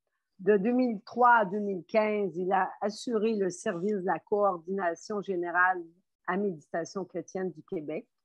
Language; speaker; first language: French; native; French